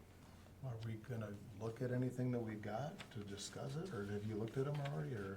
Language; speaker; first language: English; native; English